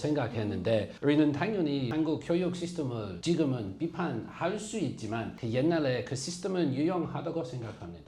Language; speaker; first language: Korean; non-native, fluent; English